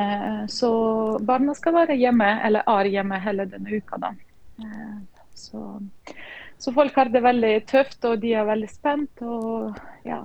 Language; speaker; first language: Norwegian; non-native, fluent; Ukrainian